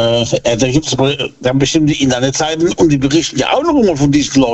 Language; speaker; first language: German; native; German